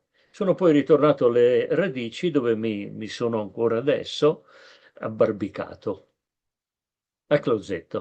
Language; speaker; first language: Italian; native; Italian